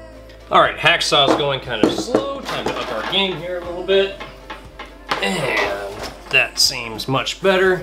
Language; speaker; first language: English; native; English